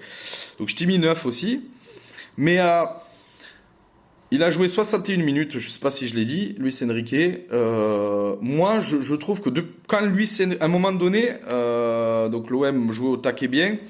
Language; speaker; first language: French; native; French